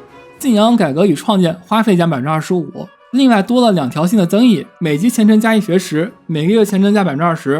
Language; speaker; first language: Chinese; native; Chinese